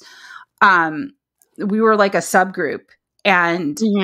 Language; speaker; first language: English; native; English